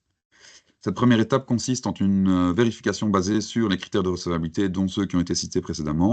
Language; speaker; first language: French; native; French